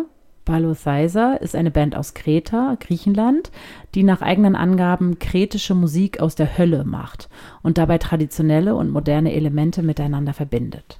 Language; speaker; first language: German; native; German